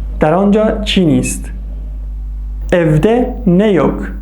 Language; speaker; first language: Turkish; non-native, fluent; Persian